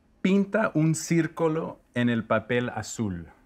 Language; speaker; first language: Spanish; early bilingual, heritage; Spanish